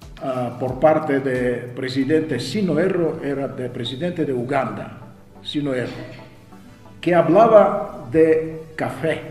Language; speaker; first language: Spanish; non-native, fluent; Russian